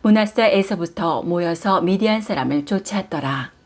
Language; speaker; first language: Korean; native; Korean